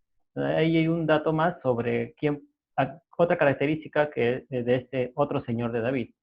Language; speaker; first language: Spanish; native; Spanish